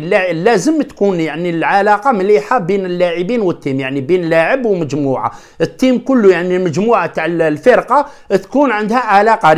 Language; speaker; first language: Arabic; native; Arabic